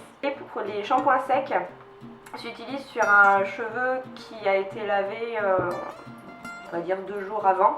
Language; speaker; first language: French; native; French